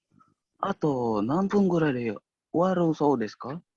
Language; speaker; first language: Japanese; non-native, learner; Indonesian